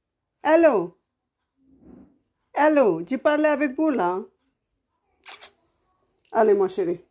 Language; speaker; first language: French; non-native, learner; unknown